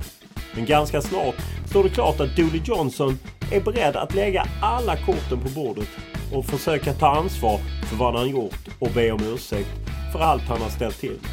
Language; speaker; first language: Swedish; native; Swedish